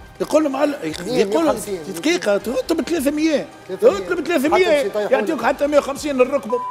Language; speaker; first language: Arabic; native; Arabic